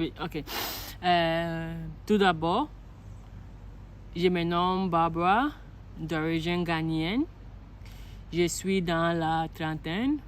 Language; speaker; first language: French; non-native, learner; Akan